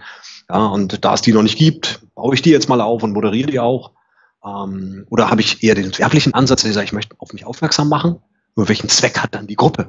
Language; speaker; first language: German; native; German